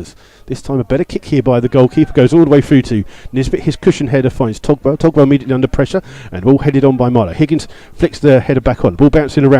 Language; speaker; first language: English; native; English